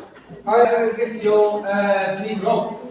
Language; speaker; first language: English; non-native, learner; Indonesian